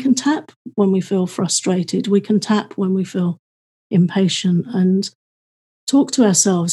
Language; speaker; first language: English; native; English